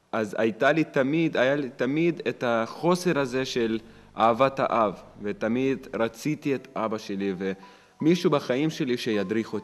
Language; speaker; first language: Hebrew; non-native, fluent; Russian